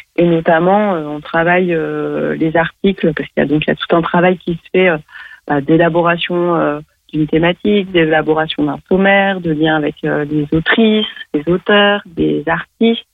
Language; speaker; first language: French; native; French